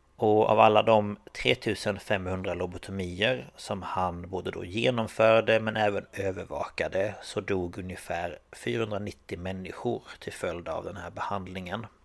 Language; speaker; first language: Swedish; native; Swedish